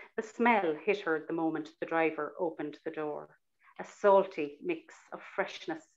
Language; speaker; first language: English; native; English